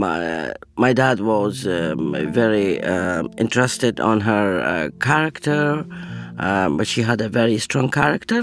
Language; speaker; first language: English; non-native, learner; Persian